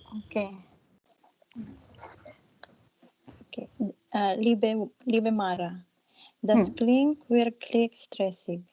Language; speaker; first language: German; non-native, learner; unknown